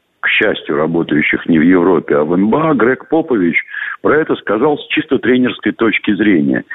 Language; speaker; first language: Russian; native; Russian